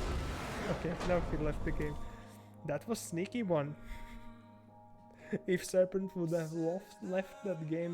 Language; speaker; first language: English; non-native, fluent; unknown